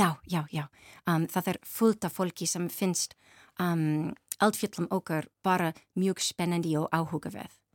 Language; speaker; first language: Icelandic; non-native, learner; English